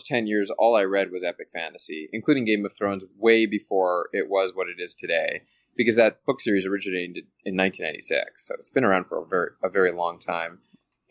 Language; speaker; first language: English; native; English